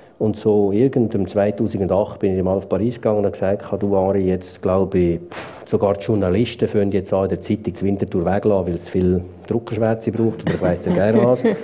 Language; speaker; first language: German; native; German